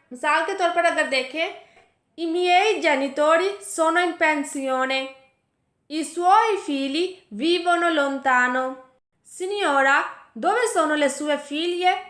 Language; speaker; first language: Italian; non-native, fluent; Urdu